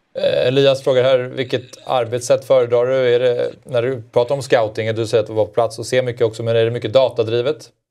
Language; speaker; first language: Swedish; native; Swedish